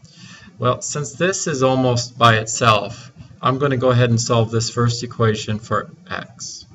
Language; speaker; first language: English; native; English